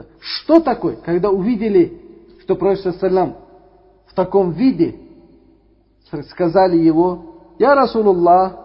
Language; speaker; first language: Russian; non-native, learner; Uzbek